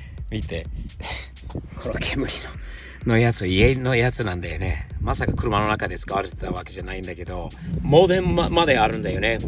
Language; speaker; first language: Japanese; native; Japanese